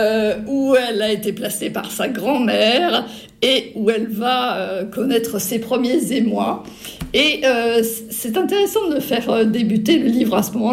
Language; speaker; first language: French; native; French